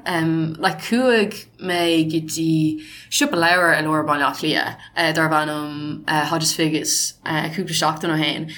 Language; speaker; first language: Irish; non-native, local second language; English